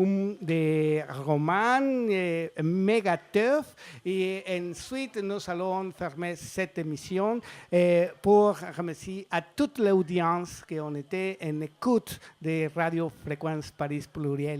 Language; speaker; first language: French; non-native, fluent; Spanish